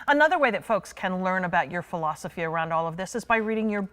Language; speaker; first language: English; native; English